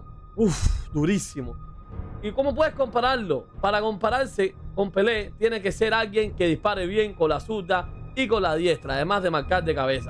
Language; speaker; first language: Spanish; native; Spanish